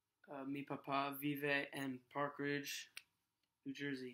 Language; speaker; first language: Spanish; non-native, learner; English